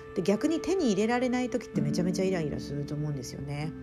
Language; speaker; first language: Japanese; native; Japanese